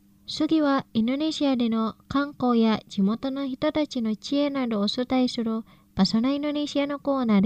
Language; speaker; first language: Japanese; non-native, fluent; Indonesian